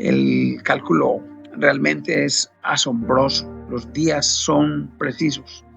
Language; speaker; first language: Spanish; native; Spanish